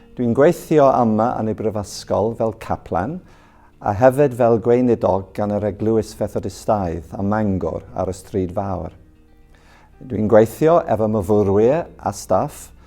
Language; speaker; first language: Welsh; non-native, fluent; English